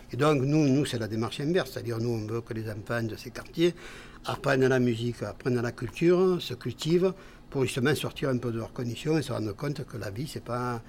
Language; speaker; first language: French; native; French